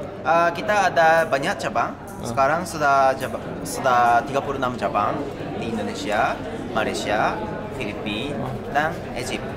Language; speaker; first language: Indonesian; non-native, fluent; Japanese